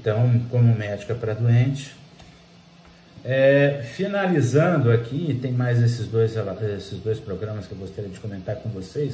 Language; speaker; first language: Portuguese; native; Portuguese